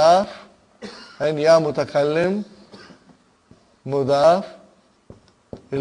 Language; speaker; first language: Arabic; non-native, fluent; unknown